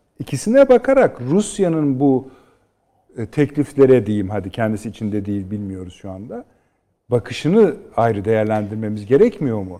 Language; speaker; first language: Turkish; native; Turkish